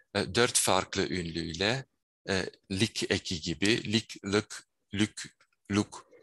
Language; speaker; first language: Turkish; non-native, fluent; Dutch